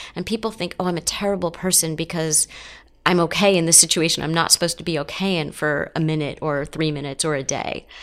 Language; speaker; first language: English; native; English